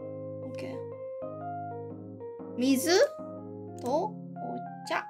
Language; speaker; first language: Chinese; non-native, learner; Japanese